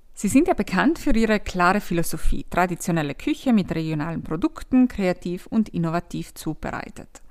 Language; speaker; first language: German; native; German